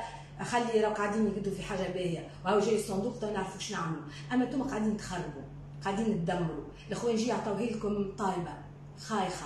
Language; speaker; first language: Arabic; native; Arabic